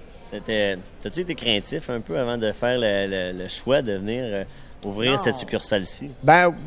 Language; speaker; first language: French; native; French